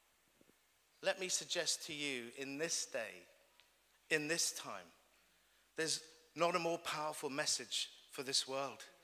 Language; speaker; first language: English; native; English